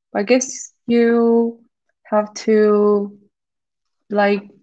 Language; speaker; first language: English; non-native, fluent; Spanish